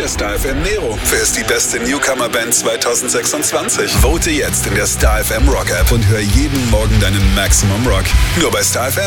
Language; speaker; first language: German; native; German